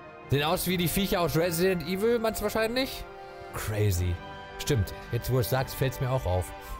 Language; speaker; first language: German; native; German